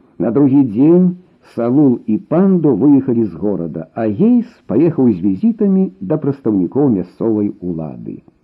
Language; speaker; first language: Belarusian; native; Belarusian